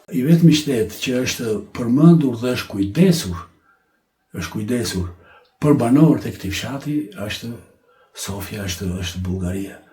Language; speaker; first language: Albanian; non-native, local second language; Bulgarian